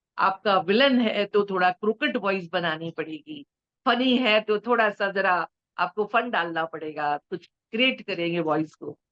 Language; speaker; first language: Hindi; native; Hindi